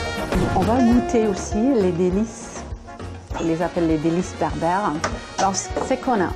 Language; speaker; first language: French; non-native, fluent; German